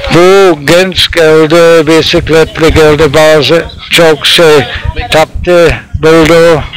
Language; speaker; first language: Turkish; non-native, learner; English